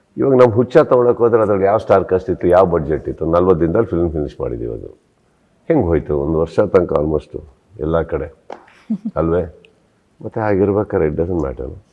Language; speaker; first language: Kannada; native; Kannada